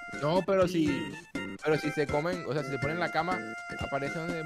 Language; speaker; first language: Spanish; native; Spanish